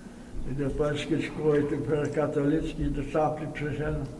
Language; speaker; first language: Polish; early bilingual, heritage; Polish